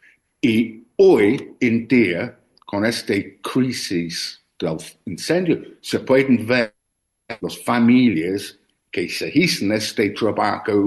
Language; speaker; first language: Spanish; non-native, learner; English